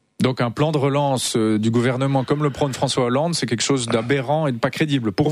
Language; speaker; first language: French; native; French